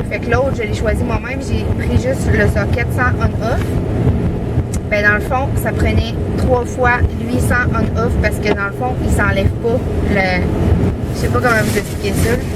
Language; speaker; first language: French; native; French